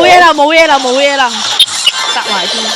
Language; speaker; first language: Chinese; early bilingual, heritage; Cantonese